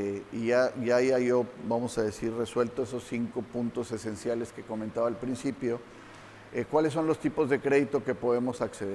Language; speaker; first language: Spanish; native; Spanish